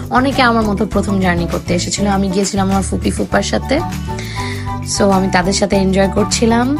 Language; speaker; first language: Bangla; early bilingual, heritage; Bangla